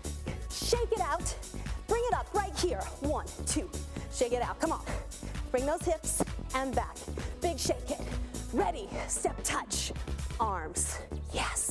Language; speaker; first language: English; native; English